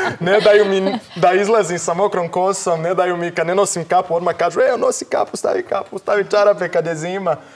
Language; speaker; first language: Serbian; non-native, fluent; Portuguese